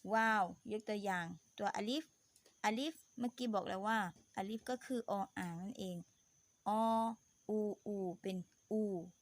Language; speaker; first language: Thai; non-native, local second language; Pattani Malay